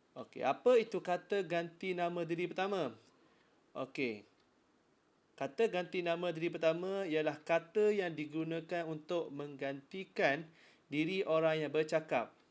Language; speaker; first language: Malay; native; Malay